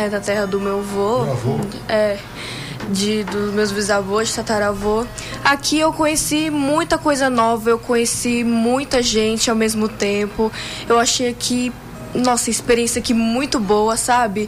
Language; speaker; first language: Portuguese; early bilingual, heritage; Portuguese